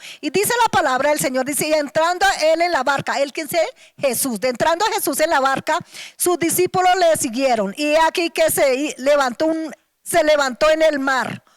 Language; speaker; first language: Spanish; native; Spanish